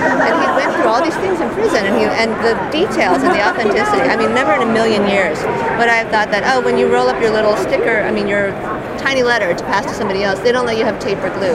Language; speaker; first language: English; native; English